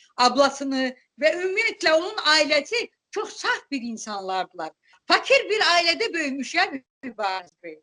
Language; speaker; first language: Turkish; non-native, fluent; Azerbaijani